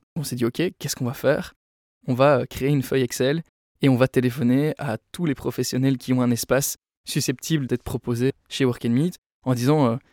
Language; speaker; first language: French; native; French